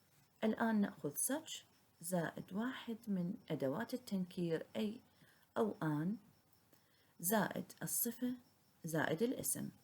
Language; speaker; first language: Arabic; native; Arabic